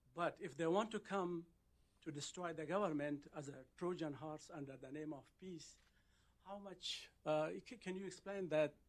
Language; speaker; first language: English; non-native, fluent; Persian